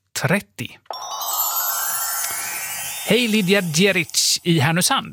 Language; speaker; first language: Swedish; native; Swedish